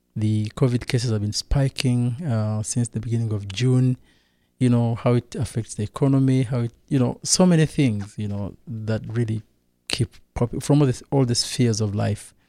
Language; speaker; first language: English; non-native, local second language; Kinyarwanda